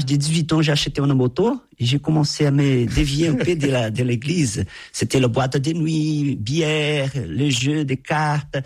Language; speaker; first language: French; non-native, fluent; Portuguese